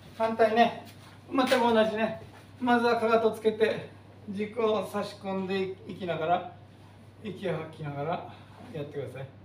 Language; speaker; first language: Japanese; native; Japanese